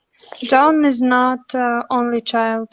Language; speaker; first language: English; non-native, learner; Russian